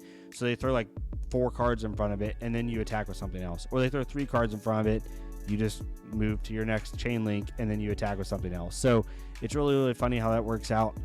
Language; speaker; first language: English; native; English